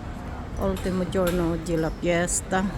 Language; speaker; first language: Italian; non-native, learner; Filipino